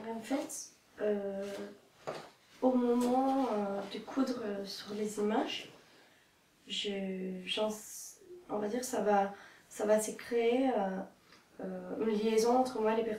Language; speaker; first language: French; non-native, fluent; Italian